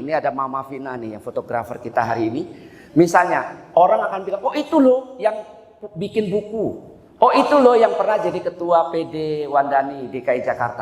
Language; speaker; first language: Indonesian; native; Indonesian